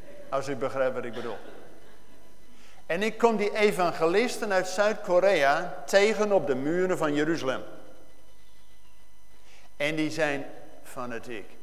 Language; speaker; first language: Dutch; native; Dutch